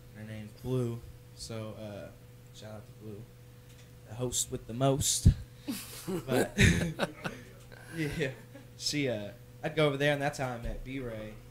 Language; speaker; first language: English; native; English